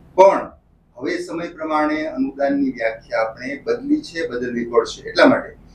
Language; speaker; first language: Gujarati; native; Gujarati